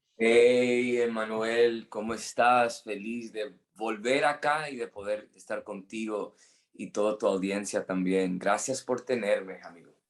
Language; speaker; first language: Spanish; non-native, fluent; English